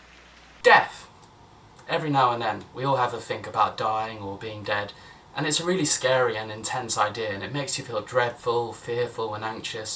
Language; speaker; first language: English; native; English